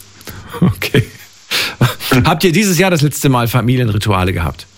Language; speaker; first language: German; native; German